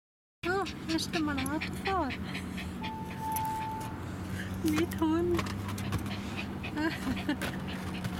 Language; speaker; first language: German; non-native, learner; Swedish